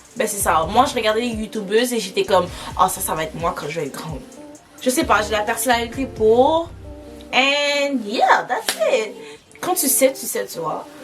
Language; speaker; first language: French; early bilingual, other home language; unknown